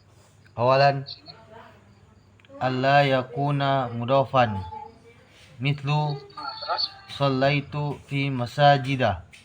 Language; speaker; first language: Arabic; non-native, learner; Indonesian